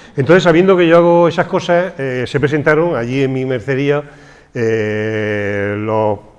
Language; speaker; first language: Spanish; native; Spanish